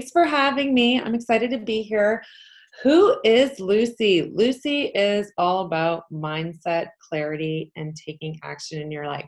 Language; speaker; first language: English; early bilingual, other home language; Polish